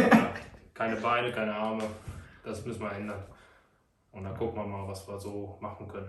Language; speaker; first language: German; native; German